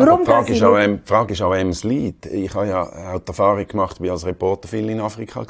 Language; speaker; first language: German; native; German